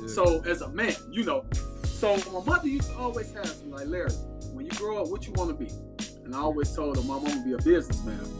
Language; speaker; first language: English; native; English